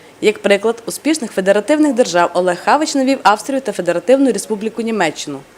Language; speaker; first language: Ukrainian; native; Ukrainian